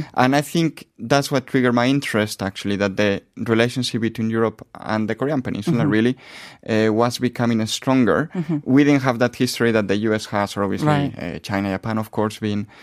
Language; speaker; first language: English; non-native, fluent; Spanish